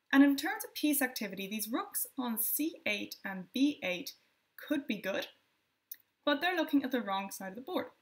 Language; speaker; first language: English; native; English